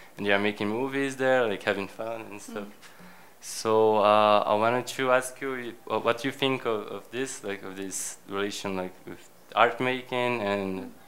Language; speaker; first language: English; non-native, fluent; Portuguese